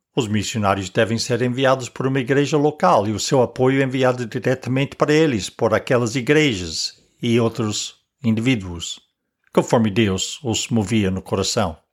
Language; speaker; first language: Portuguese; non-native, fluent; English